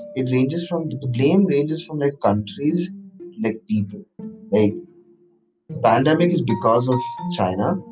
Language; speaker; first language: English; non-native, local second language; Malayalam